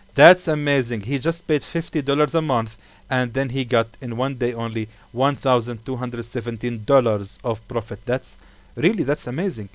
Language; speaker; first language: English; non-native, fluent; Arabic